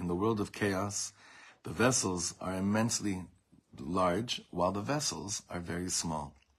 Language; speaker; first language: English; native; English